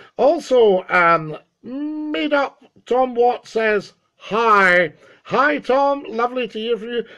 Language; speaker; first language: English; native; English